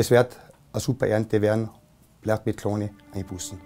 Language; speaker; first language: German; native; German